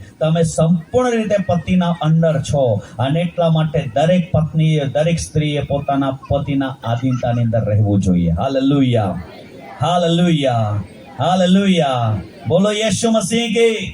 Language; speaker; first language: Gujarati; non-native, local second language; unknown